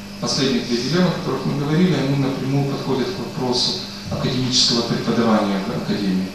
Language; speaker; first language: Russian; native; Russian